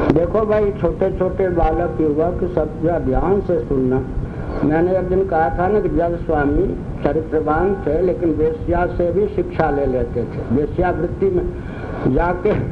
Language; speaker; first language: Hindi; non-native, local second language; Maithili